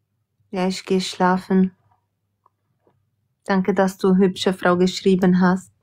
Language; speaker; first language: German; early bilingual, other home language; Italian